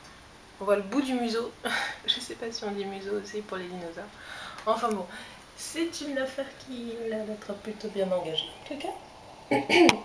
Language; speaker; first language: French; native; French